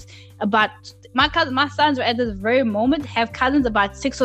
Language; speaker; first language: English; native; English